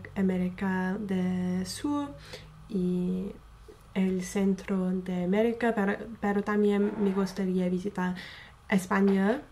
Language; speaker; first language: Spanish; non-native, fluent; English